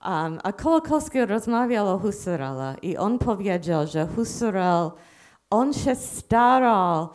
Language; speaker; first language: Polish; non-native, fluent; English